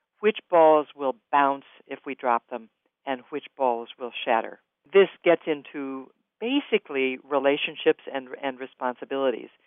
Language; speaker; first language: English; native; English